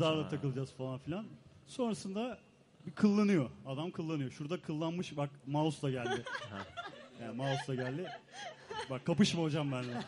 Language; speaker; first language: Turkish; native; Turkish